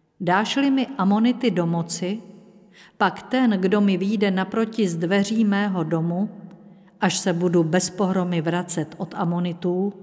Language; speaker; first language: Czech; native; Czech